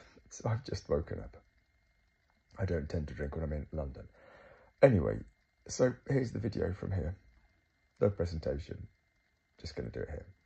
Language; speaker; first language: English; native; English